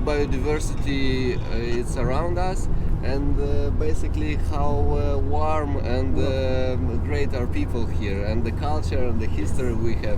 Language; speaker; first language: English; non-native, fluent; Romanian